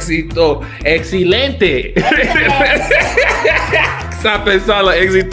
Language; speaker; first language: Spanish; non-native, learner; English